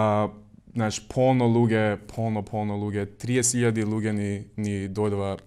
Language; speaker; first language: Macedonian; early bilingual, other home language; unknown